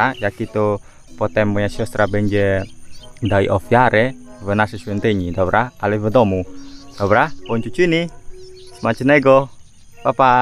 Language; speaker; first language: Polish; non-native, learner; Balinese